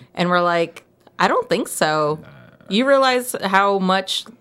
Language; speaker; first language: English; native; English